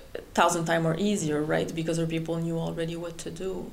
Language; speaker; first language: English; non-native, fluent; French